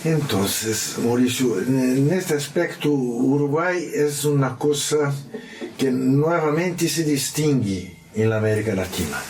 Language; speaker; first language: Spanish; non-native, learner; Portuguese